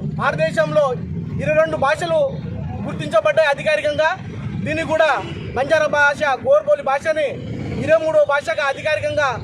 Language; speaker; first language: Telugu; non-native, local second language; Lambadi